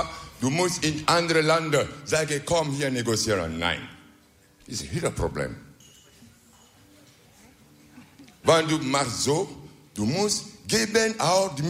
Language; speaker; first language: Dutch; non-native, learner; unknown